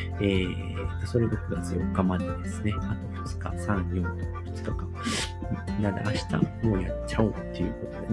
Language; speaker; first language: Japanese; native; Japanese